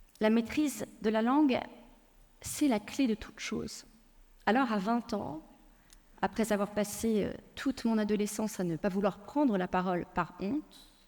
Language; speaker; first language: French; early bilingual, other home language; Persian